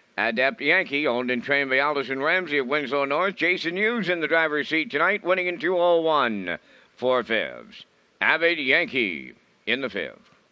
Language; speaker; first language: English; native; English